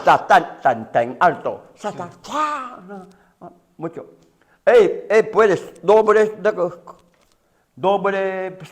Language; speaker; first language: Spanish; non-native, learner; Chinese